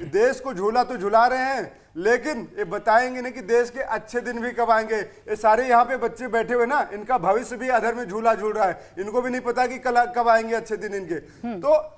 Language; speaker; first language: Hindi; native; Hindi